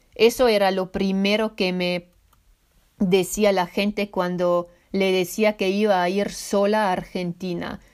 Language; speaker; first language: Spanish; non-native, fluent; Swiss German